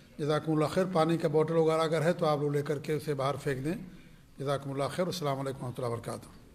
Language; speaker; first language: Urdu; native; Urdu